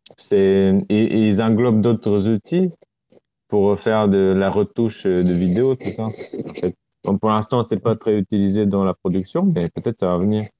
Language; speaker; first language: French; non-native, fluent; Romanian